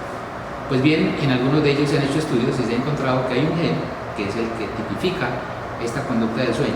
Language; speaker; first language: Spanish; native; Spanish